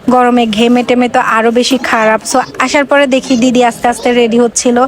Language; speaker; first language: Bangla; native; Bangla